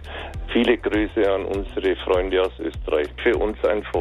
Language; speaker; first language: German; native; German